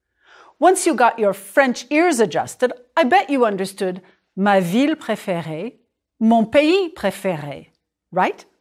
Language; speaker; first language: French; non-native, fluent; English